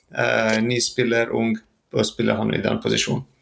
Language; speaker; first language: Norwegian; non-native, fluent; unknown